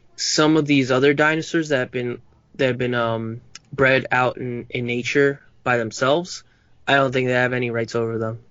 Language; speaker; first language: English; non-native, fluent; Spanish